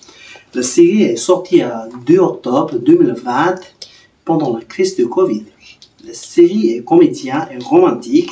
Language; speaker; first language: French; non-native, learner; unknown